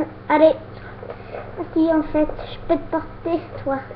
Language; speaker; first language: French; native; French